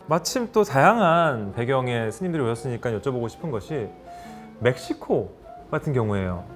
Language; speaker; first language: Korean; native; Korean